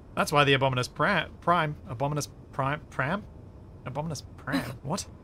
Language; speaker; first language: English; native; English